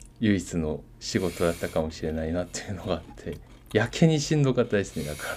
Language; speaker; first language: Japanese; native; Japanese